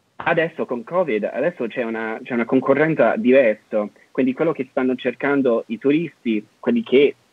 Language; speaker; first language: Italian; non-native, fluent; English